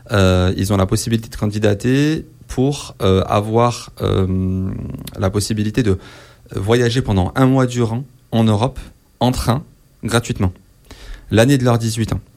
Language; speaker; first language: French; native; French